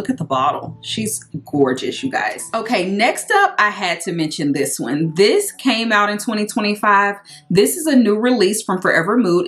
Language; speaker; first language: English; native; English